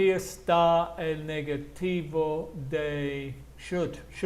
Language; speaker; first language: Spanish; non-native, fluent; English